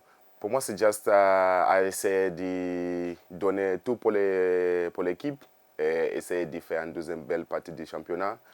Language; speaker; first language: French; non-native, fluent; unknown